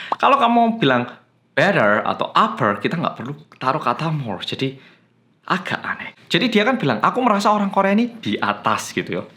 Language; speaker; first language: Indonesian; non-native, fluent; Korean